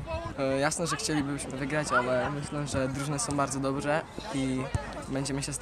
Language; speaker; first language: Polish; early bilingual, heritage; Polish